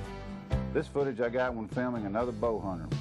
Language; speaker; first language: English; native; English